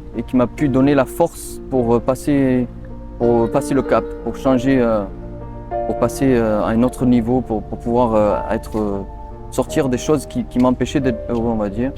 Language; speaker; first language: French; early bilingual, other home language; English